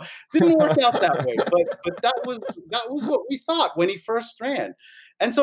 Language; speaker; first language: English; native; English